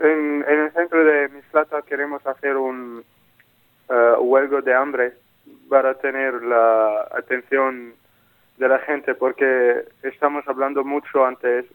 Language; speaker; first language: Spanish; non-native, learner; Arabic